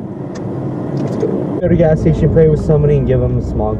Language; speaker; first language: English; early bilingual, other home language; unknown